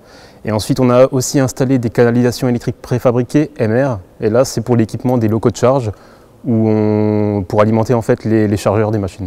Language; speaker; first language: French; native; French